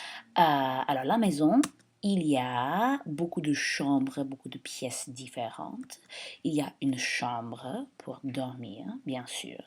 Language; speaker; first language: French; non-native, fluent; English